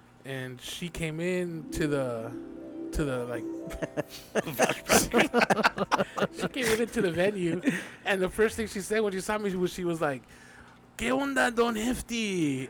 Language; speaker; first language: English; early bilingual, other home language; Spanish